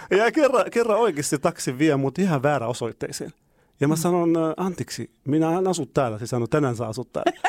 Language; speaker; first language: Finnish; non-native, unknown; Arabic